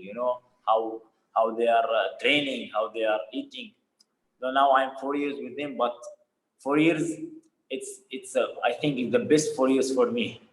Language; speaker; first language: English; non-native, fluent; Arabic